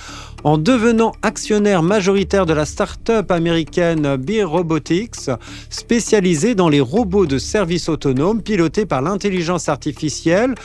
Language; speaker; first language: French; native; French